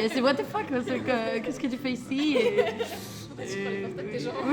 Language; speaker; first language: French; non-native, learner; Spanish